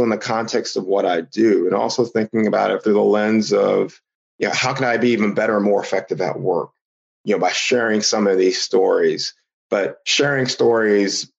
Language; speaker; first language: English; native; English